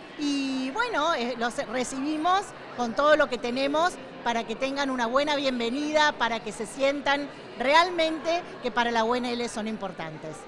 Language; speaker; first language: Spanish; native; Spanish